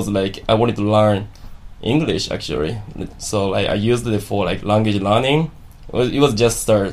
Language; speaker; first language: English; non-native, fluent; Japanese